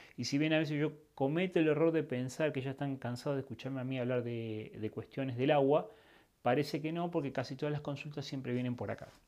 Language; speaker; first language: Spanish; native; Spanish